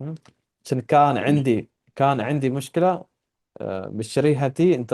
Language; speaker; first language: Arabic; non-native, fluent; Urdu